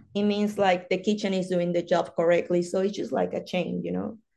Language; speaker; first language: English; non-native, fluent; Spanish